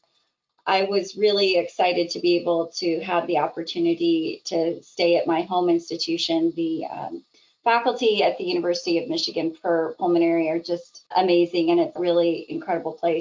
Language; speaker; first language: English; native; English